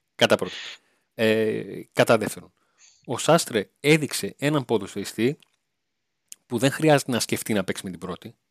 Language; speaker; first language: Greek; native; Greek